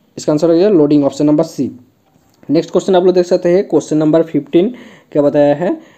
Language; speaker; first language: Hindi; non-native, local second language; Bangla